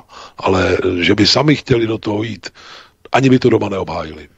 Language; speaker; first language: Czech; native; Czech